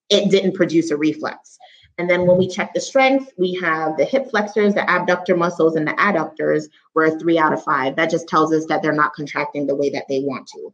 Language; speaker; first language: English; native; English